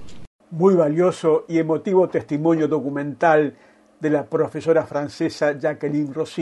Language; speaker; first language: Spanish; native; Spanish